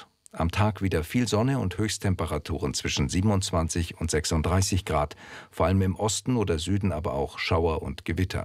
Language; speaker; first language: German; native; German